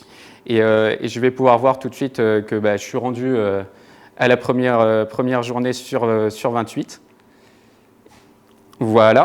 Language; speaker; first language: French; native; French